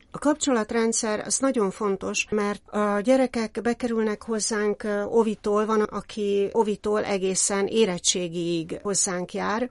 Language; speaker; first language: Hungarian; native; Hungarian